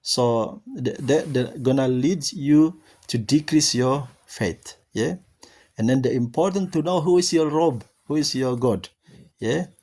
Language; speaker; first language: English; non-native, learner; Indonesian